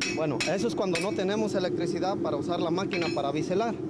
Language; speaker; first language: Spanish; native; Spanish